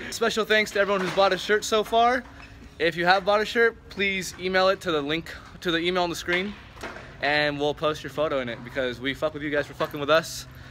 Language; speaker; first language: English; native; English